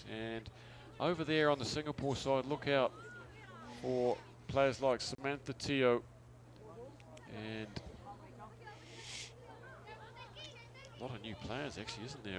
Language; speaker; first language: English; native; English